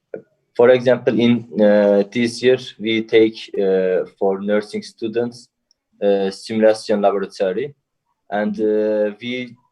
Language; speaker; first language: English; non-native, learner; Turkish